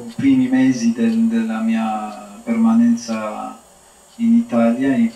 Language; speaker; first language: Italian; non-native, fluent; Amharic